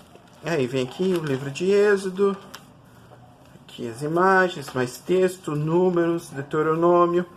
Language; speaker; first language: Portuguese; native; Portuguese